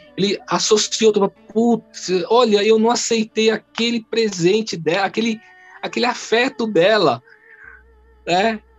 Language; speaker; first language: Portuguese; early bilingual, other home language; Chinese